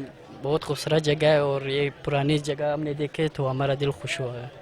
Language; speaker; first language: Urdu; non-native, local second language; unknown